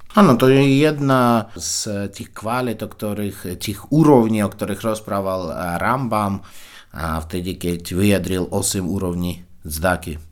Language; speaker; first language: Slovak; non-native, fluent; Russian